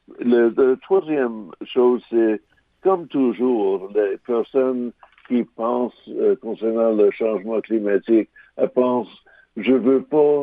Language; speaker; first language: French; non-native, local second language; English